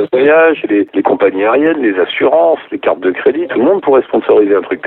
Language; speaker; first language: French; native; French